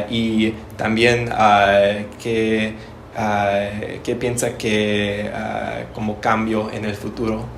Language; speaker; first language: Spanish; non-native, learner; English